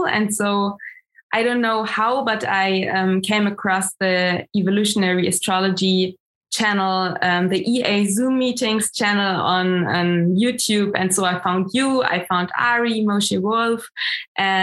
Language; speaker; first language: English; non-native, fluent; German